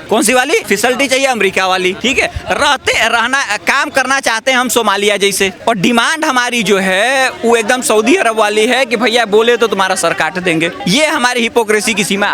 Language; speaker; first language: Hindi; non-native, local second language; Bhojpuri